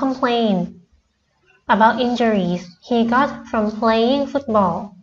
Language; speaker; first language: English; non-native, fluent; Thai